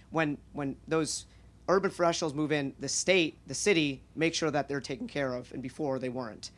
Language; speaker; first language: English; native; English